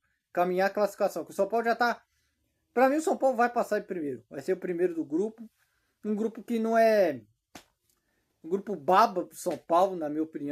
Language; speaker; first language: Portuguese; native; Portuguese